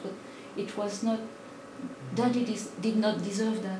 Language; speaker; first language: English; non-native, fluent; French